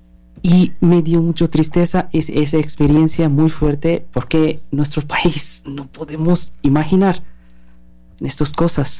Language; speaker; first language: Spanish; non-native, learner; Bangla